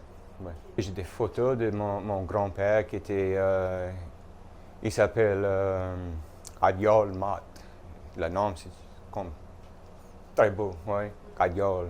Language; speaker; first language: French; non-native, local second language; English